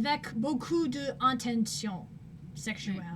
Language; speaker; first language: French; non-native, learner; English